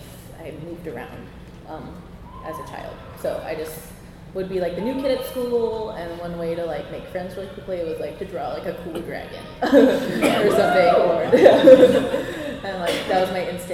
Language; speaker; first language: English; native; English